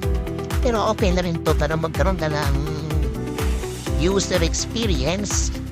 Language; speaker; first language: Filipino; native; Filipino